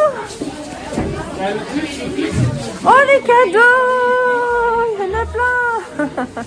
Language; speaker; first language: French; native; French